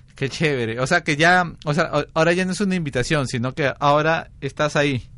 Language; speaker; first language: Spanish; native; Spanish